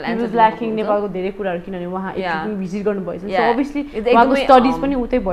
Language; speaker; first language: Nepali; native; Nepali